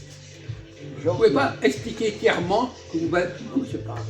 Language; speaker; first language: French; native; French